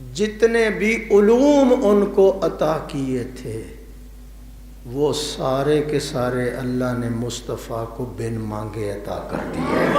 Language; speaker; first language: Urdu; non-native, local second language; Punjabi